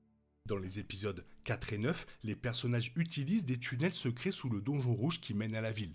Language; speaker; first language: French; native; French